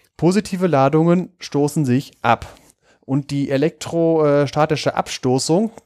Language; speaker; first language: German; native; German